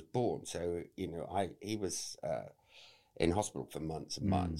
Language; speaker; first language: English; native; English